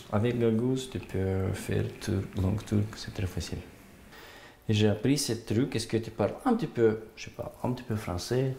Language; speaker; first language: French; non-native, learner; Gagauz